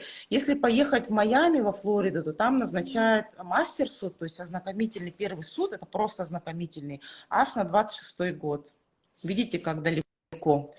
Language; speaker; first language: Russian; native; Russian